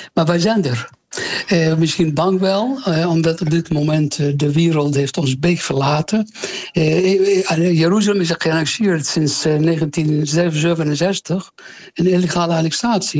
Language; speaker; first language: Dutch; non-native, fluent; Arabic